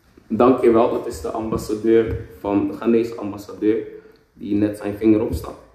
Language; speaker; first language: Dutch; non-native, fluent; Akan